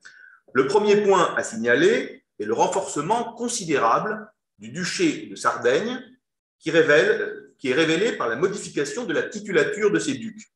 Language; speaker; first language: French; native; French